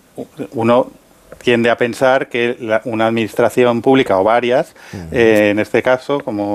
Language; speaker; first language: Spanish; native; Spanish